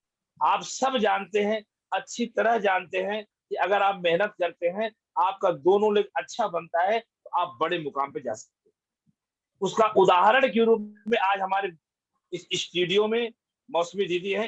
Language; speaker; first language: Hindi; native; Hindi